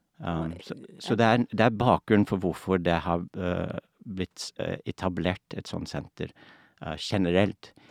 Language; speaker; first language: Norwegian; non-native, fluent; English